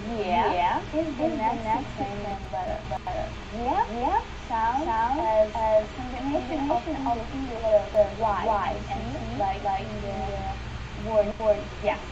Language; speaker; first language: English; non-native, learner; Ukrainian